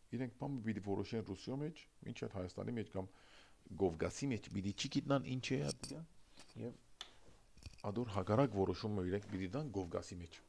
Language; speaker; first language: Armenian; early bilingual, heritage; Armenian